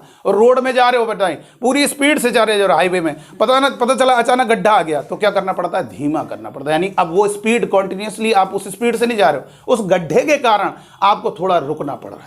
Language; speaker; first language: Hindi; native; Hindi